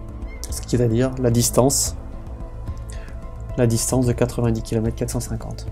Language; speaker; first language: French; native; French